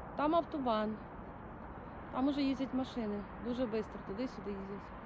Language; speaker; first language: Ukrainian; non-native, local second language; Russian